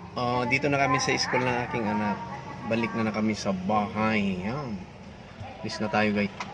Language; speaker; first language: Filipino; native; Filipino